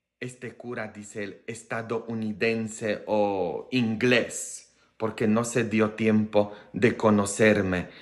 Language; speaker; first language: Spanish; non-native, fluent; Polish